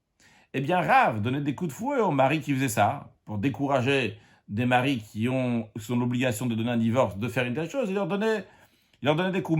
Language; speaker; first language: French; native; French